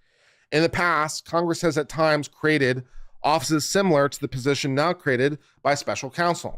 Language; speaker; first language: English; native; English